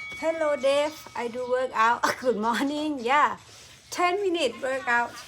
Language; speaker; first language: English; non-native, learner; Thai